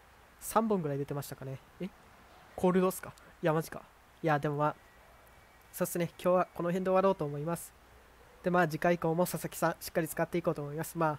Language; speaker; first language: Japanese; native; Japanese